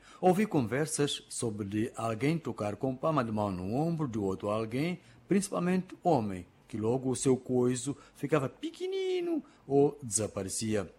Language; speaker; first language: Portuguese; non-native, local second language; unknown